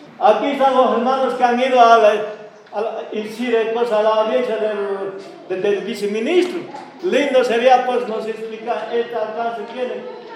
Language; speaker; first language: Spanish; non-native, local second language; Quechua